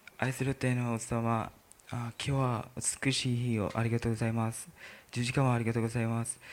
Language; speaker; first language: Japanese; non-native, learner; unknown